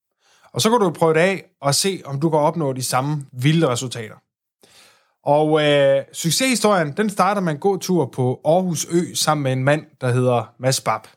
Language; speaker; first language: Danish; native; Danish